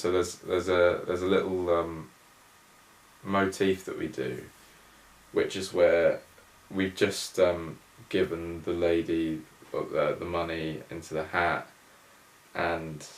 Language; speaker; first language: English; native; English